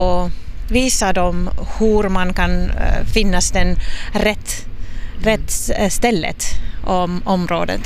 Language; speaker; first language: Swedish; non-native, local second language; Finnish